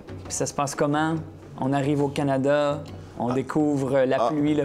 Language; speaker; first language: French; native; French